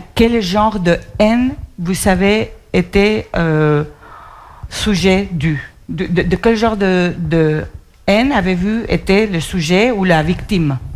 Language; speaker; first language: French; non-native, fluent; Spanish